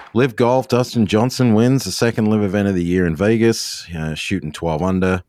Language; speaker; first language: English; native; English